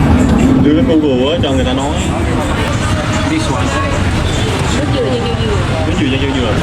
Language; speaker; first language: Vietnamese; non-native, learner; Filipino